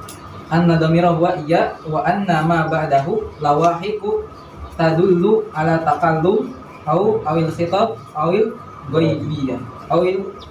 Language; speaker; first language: Arabic; non-native, fluent; Indonesian